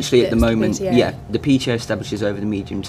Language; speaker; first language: English; native; English